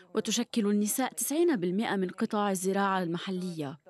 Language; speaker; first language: Arabic; early bilingual, other home language; Persian